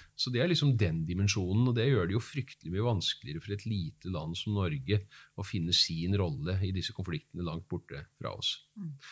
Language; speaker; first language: Norwegian; native; Norwegian